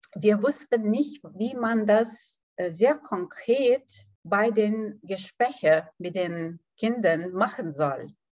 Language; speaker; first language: German; non-native, fluent; Lithuanian